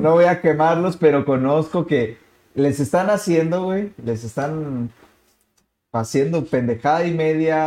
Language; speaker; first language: Spanish; native; Spanish